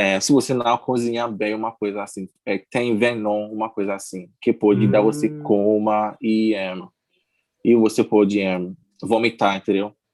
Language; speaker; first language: Portuguese; non-native, learner; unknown